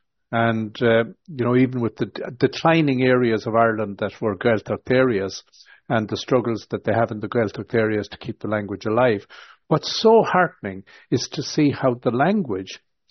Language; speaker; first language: English; native; English